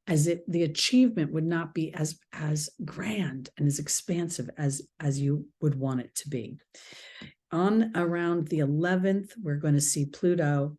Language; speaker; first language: English; native; English